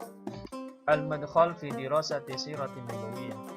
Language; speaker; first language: Arabic; non-native, fluent; Indonesian